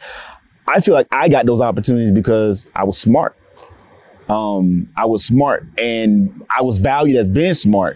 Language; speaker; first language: English; native; English